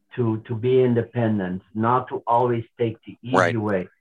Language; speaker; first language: English; non-native, fluent; Portuguese